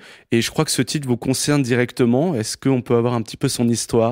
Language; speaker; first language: French; native; French